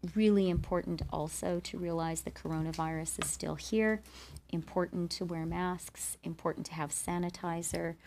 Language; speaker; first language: English; native; English